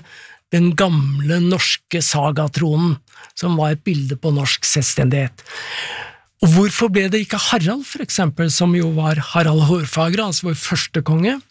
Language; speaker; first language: Norwegian; native; Norwegian